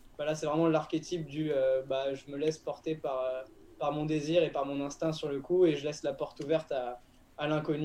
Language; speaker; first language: French; native; French